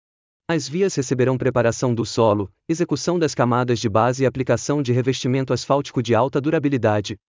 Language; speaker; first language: Portuguese; native; Portuguese